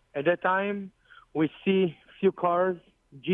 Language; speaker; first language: English; non-native, learner; Hebrew